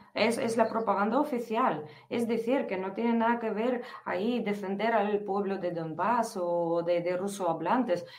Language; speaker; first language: Spanish; non-native, fluent; Ukrainian